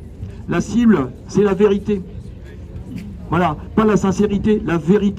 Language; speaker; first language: French; native; French